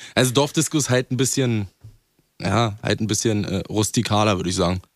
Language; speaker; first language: German; native; German